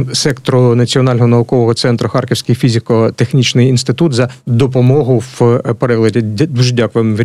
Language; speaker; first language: Ukrainian; native; Ukrainian